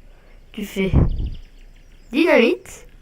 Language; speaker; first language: French; native; French